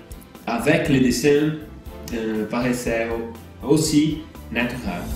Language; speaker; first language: French; non-native, learner; Portuguese